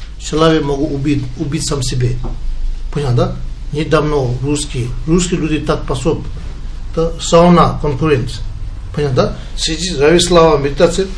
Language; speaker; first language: Russian; non-native, learner; Tibetan